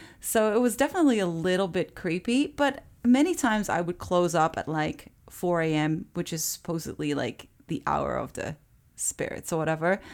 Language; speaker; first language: English; early bilingual, other home language; Japanese